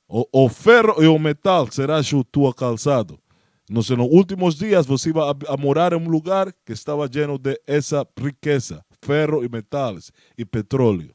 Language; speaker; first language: Portuguese; non-native, learner; Spanish